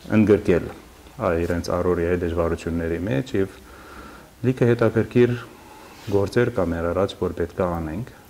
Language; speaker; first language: Armenian; early bilingual, heritage; Armenian